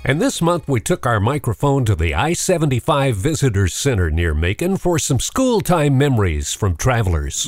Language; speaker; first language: English; native; English